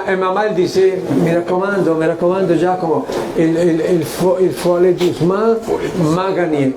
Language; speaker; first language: French; non-native, fluent; Italian